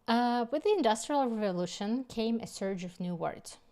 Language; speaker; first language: English; non-native, fluent; Russian